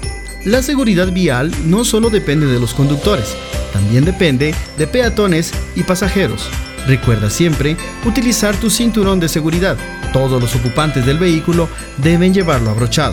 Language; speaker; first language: Spanish; native; Spanish